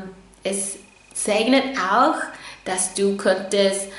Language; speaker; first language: German; non-native, fluent; English